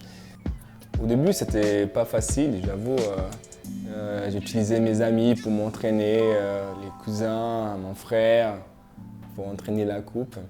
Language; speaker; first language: French; non-native, fluent; Portuguese